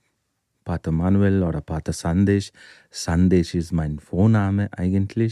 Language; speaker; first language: German; non-native, fluent; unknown